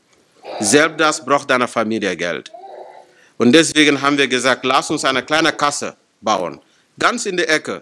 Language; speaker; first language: German; non-native, fluent; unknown